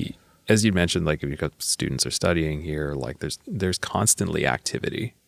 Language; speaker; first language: English; native; English